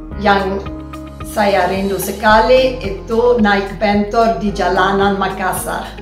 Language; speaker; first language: Indonesian; non-native, fluent; Swedish